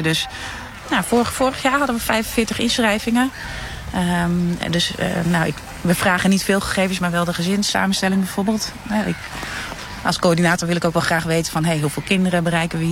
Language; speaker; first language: Dutch; native; Dutch